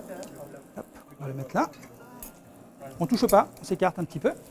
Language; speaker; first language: French; native; French